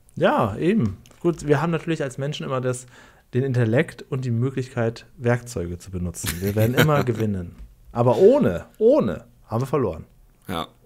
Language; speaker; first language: German; native; German